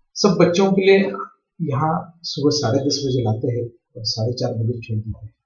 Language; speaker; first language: Hindi; non-native, local second language; Marathi